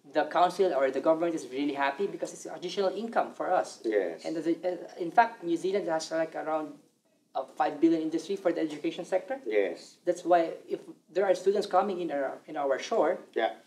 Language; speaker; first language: English; non-native, local second language; Filipino